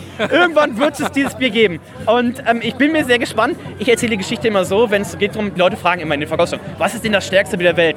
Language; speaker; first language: German; native; German